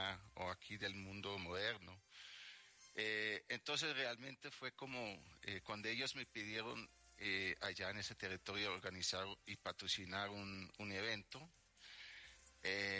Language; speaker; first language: Spanish; native; Spanish